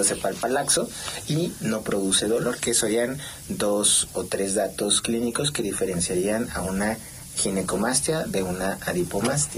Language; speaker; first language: Spanish; native; Spanish